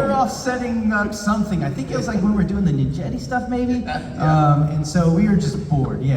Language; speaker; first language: English; native; English